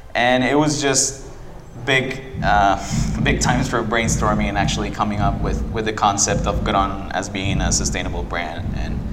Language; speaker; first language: English; non-native, fluent; Spanish